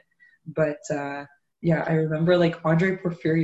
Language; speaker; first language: English; native; English